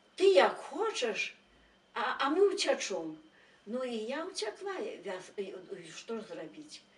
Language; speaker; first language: Belarusian; native; Belarusian